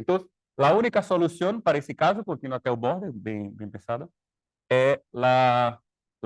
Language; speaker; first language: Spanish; non-native, learner; Portuguese